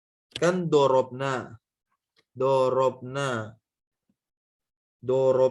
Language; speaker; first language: Arabic; non-native, fluent; Indonesian